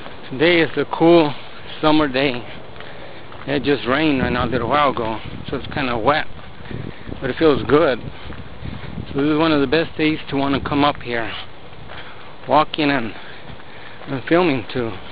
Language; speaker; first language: English; early bilingual, other home language; Spanish